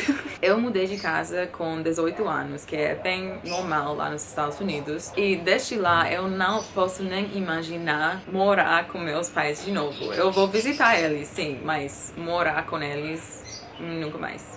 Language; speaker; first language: Portuguese; non-native, fluent; English